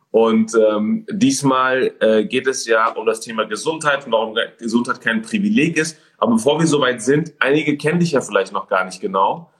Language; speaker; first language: German; early bilingual, other home language; Persian